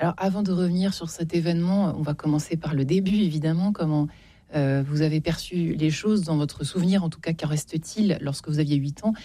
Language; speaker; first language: French; native; French